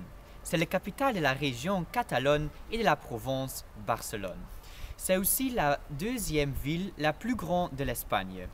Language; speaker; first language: French; non-native, learner; Dutch